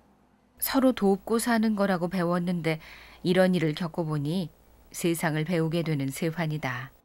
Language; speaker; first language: Korean; native; Korean